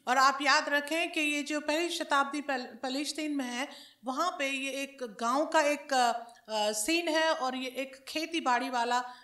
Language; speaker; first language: Hindi; native; Hindi